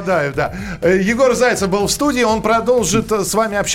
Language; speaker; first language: Russian; native; Russian